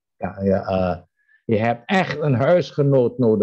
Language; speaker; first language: Dutch; non-native, fluent; Indonesian